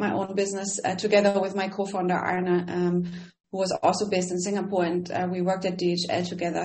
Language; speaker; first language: English; non-native, fluent; German